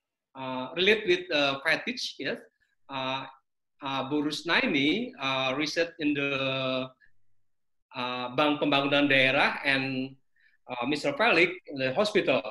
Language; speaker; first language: English; non-native, learner; Indonesian